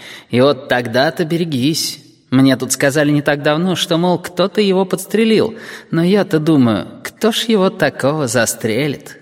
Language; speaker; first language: Russian; native; Russian